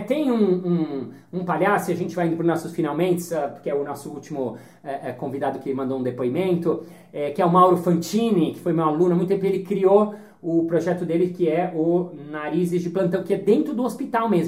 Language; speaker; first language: Portuguese; native; Portuguese